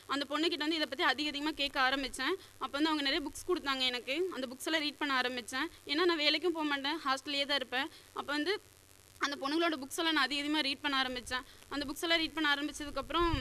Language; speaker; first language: Tamil; native; Tamil